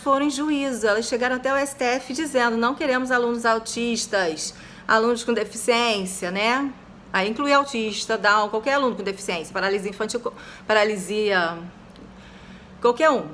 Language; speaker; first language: Portuguese; native; Portuguese